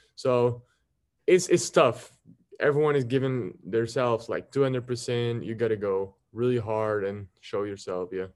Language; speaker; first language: English; non-native, fluent; Dutch